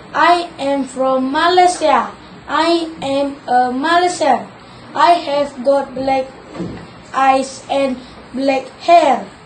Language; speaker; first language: English; non-native, learner; Iban